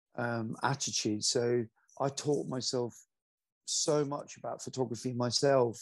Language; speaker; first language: English; native; English